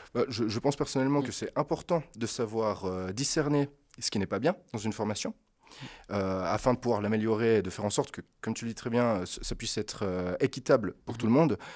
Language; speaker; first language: French; native; French